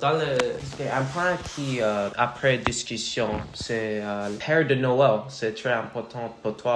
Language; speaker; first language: French; non-native, learner; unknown